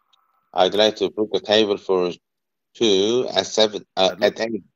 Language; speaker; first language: English; non-native, learner; Korean